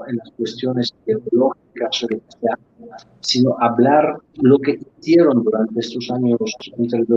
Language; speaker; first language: Spanish; non-native, fluent; Polish